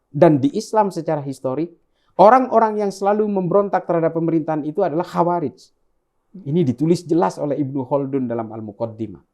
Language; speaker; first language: Indonesian; non-native, local second language; Madurese